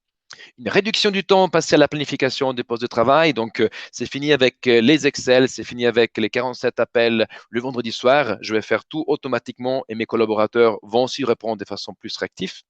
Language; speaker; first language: French; native; French